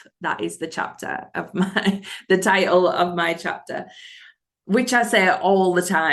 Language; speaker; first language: English; native; English